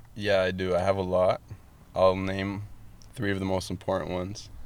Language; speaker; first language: English; early bilingual, other home language; Arabic